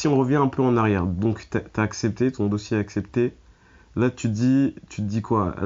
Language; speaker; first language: French; native; French